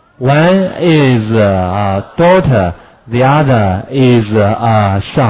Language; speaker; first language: English; non-native, fluent; Chinese